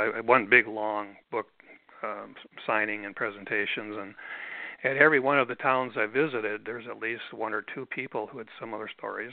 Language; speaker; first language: English; native; English